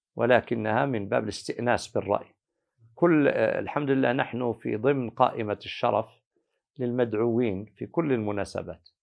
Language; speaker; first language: Arabic; native; Arabic